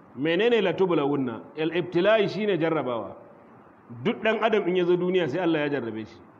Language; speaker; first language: Hausa; non-native, local second language; Kanuri